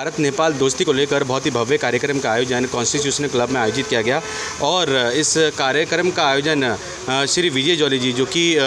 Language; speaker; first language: Hindi; native; Hindi